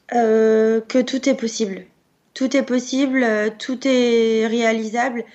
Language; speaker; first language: French; native; French